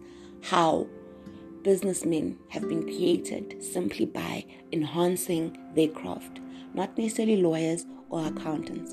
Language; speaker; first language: English; non-native, local second language; Zulu